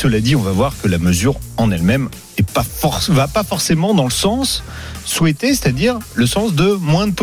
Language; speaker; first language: French; native; French